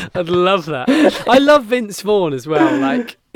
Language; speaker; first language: English; native; English